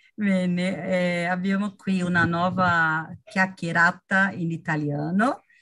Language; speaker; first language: Italian; non-native, learner; Portuguese